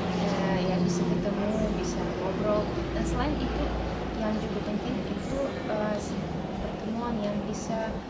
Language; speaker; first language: Indonesian; non-native, fluent; Russian